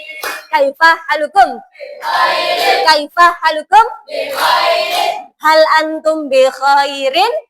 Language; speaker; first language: Arabic; non-native, fluent; Indonesian